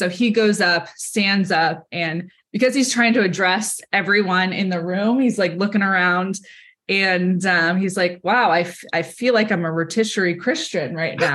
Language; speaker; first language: English; native; English